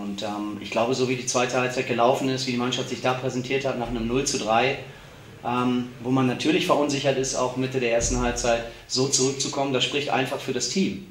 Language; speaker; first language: German; native; German